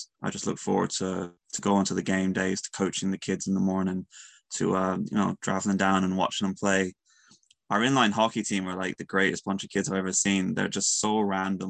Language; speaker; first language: English; native; English